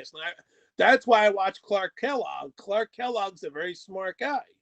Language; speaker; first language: English; native; English